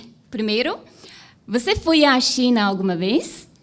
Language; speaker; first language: Portuguese; non-native, learner; Chinese